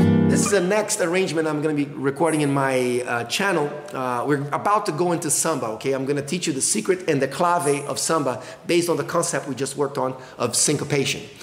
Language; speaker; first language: English; non-native, fluent; Portuguese